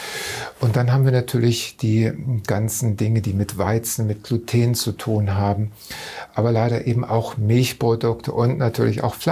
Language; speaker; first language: German; native; German